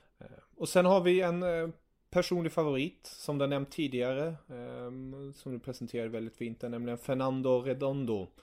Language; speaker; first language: Swedish; early bilingual, other home language; German